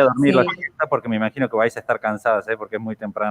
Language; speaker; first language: Spanish; native; Spanish